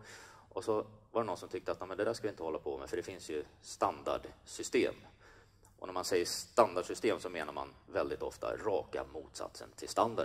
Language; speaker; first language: Swedish; native; Swedish